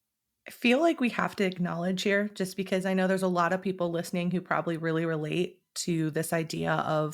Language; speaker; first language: English; native; English